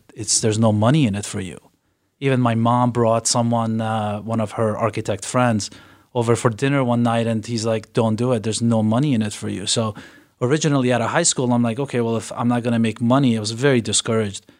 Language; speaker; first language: English; early bilingual, other home language; Persian